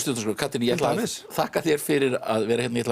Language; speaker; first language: Icelandic; native; Icelandic